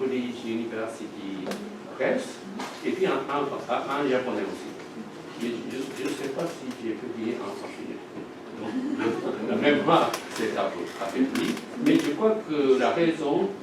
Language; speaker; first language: French; non-native, fluent; Japanese